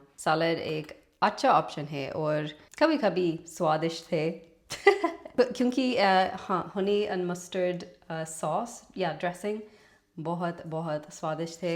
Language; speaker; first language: Hindi; non-native, learner; English